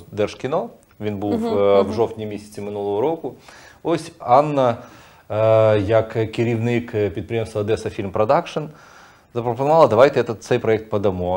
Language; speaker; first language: Ukrainian; non-native, local second language; Russian